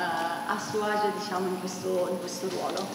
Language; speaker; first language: Italian; native; Italian